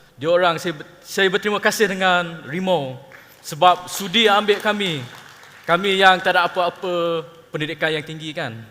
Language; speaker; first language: Malay; non-native, local second language; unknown